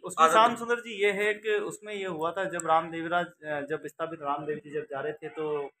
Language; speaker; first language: Hindi; native; Hindi